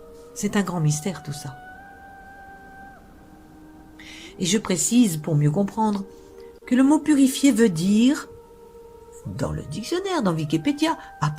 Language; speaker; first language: French; native; French